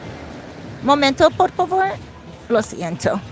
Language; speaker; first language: Spanish; non-native, learner; English